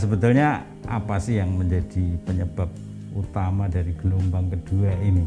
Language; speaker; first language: Indonesian; native; Indonesian